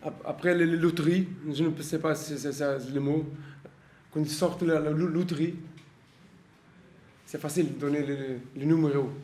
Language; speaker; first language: French; non-native, learner; Portuguese